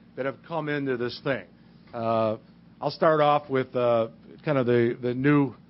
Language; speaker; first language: English; native; English